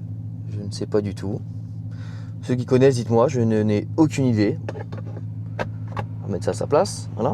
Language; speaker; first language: French; native; French